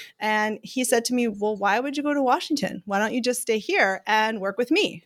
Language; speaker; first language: English; native; English